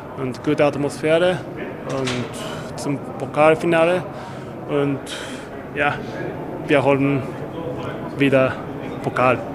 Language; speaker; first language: German; non-native, learner; Japanese